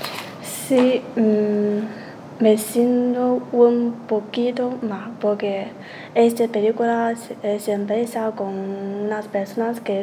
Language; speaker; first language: Spanish; non-native, learner; Chinese